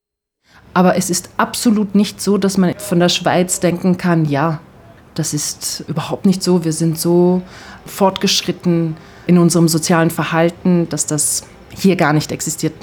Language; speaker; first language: German; early bilingual, other home language; Turkish